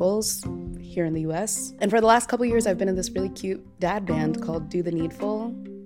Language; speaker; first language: English; non-native, local second language; Telugu